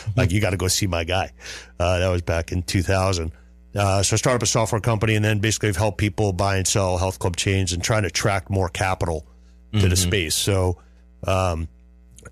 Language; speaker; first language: English; native; English